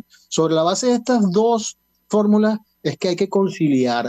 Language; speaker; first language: Spanish; native; Spanish